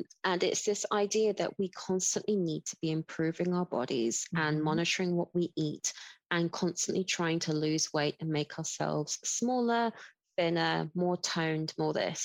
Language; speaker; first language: English; native; English